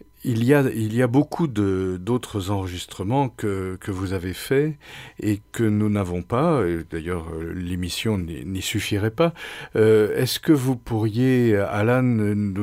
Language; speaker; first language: French; native; French